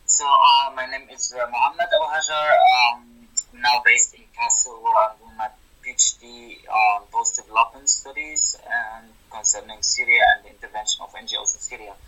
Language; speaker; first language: English; non-native, fluent; Arabic